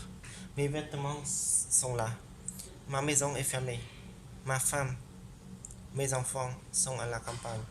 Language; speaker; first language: French; non-native, learner; Khmer